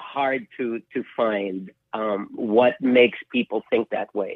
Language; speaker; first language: English; non-native, local second language; Filipino